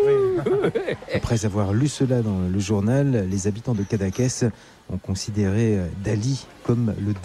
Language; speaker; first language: French; native; French